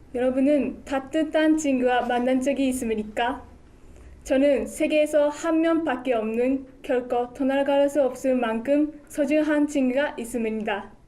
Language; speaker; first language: Korean; non-native, fluent; Japanese